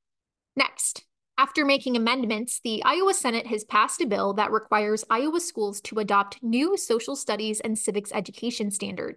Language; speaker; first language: English; native; English